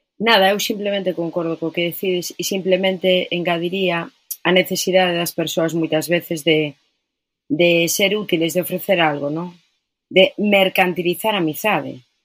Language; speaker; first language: Galician; non-native, local second language; Spanish